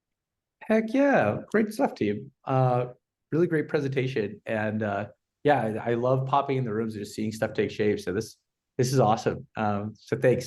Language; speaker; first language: English; native; English